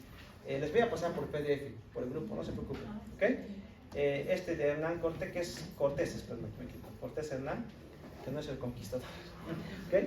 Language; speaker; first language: Spanish; native; Spanish